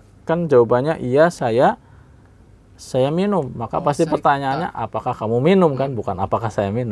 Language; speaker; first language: Indonesian; native; Indonesian